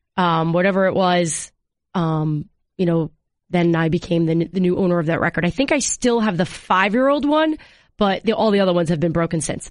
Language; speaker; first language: English; native; English